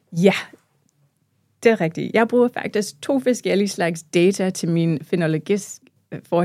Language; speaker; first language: Danish; non-native, fluent; English